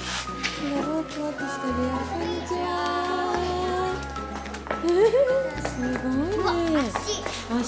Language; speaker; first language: Japanese; native; Japanese